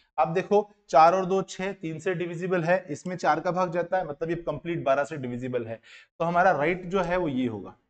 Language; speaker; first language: Hindi; native; Hindi